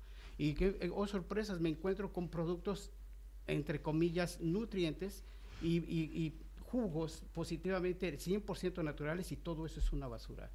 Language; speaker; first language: Spanish; native; Spanish